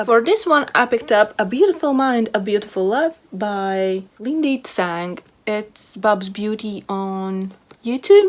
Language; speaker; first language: English; non-native, fluent; Latvian